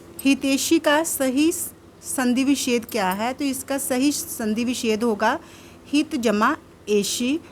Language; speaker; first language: Hindi; native; Hindi